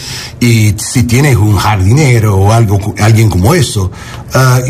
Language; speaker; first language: Spanish; non-native, learner; English